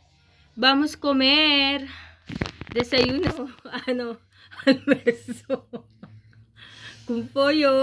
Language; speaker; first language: Spanish; non-native, learner; Filipino